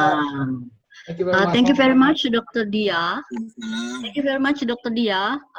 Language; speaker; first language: English; non-native, fluent; Indonesian